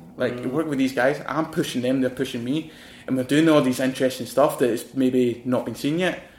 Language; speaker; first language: English; native; English